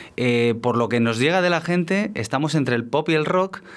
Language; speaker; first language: Spanish; native; Spanish